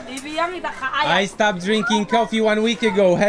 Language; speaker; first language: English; non-native, learner; Polish